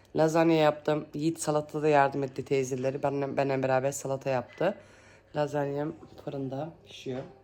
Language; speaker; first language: Turkish; early bilingual, heritage; Turkish